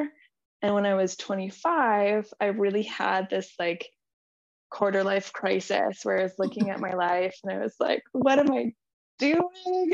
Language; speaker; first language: English; native; English